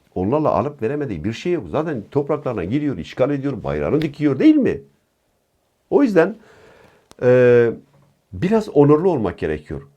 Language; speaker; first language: Turkish; non-native, local second language; Kurdish